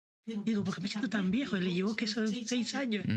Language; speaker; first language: Spanish; native; Spanish